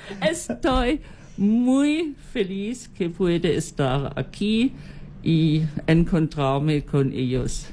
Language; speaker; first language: Spanish; non-native, learner; German